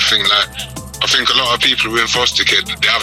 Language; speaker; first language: English; native; English